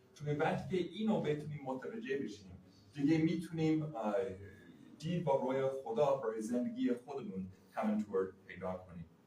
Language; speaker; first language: Persian; non-native, fluent; English